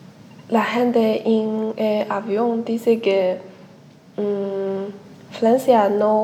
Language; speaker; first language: Spanish; non-native, learner; Chinese